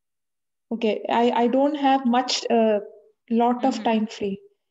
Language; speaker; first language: English; non-native, learner; French